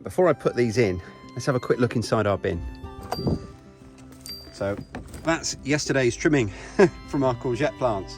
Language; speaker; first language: English; native; English